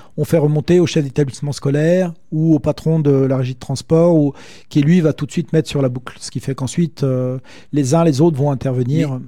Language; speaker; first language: French; native; French